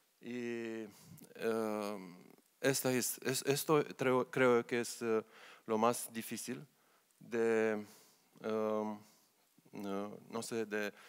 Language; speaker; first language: Spanish; non-native, learner; Romanian